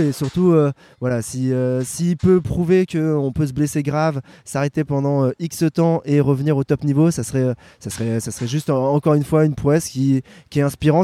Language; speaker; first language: French; native; French